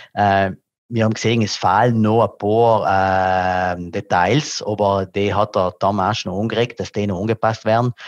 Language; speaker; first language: German; non-native, local second language; Italian